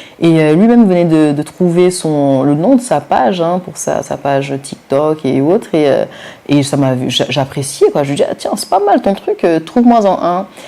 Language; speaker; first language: French; non-native, local second language; Wolof